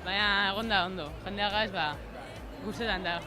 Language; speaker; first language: Basque; native; Basque